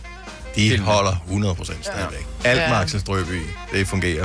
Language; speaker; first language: Danish; native; Danish